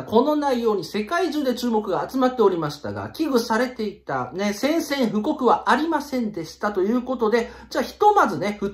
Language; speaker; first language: Japanese; native; Japanese